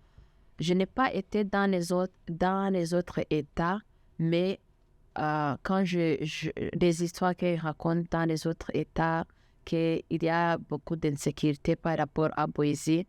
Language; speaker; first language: French; non-native, local second language; Kinyarwanda